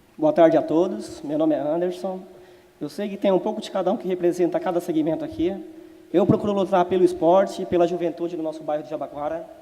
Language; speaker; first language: Portuguese; native; Portuguese